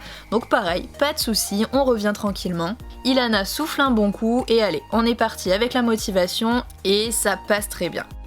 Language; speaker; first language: French; native; French